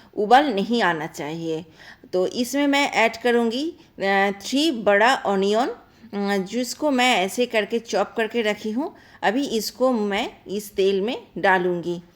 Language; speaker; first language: Hindi; non-native, local second language; Bangla